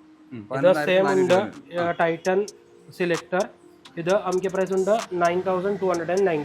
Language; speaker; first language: Malayalam; non-native, fluent; Hindi